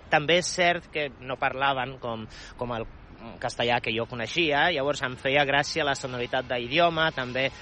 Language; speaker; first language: Catalan; non-native, fluent; Polish